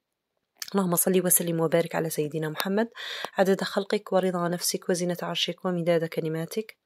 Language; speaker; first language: Arabic; native; Arabic